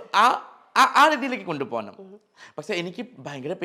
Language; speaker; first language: Malayalam; non-native, fluent; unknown